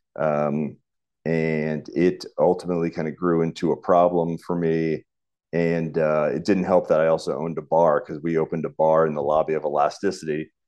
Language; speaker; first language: English; native; English